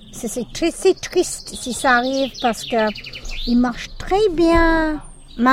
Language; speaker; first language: French; non-native, learner; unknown